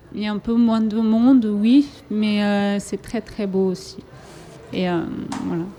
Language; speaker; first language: French; non-native, local second language; Italian